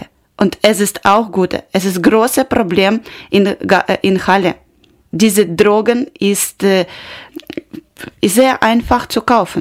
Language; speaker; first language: German; non-native, learner; Ukrainian